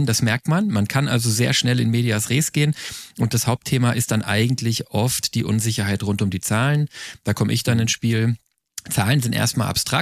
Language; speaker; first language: German; native; German